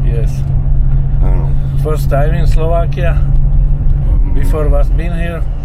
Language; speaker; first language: English; non-native, learner; Slovak